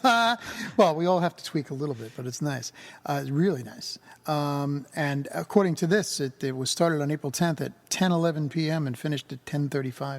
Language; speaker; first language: English; native; English